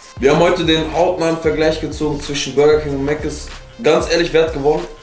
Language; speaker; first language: German; native; German